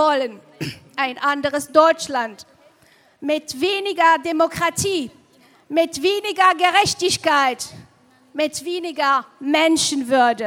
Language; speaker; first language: German; non-native, fluent; Arabic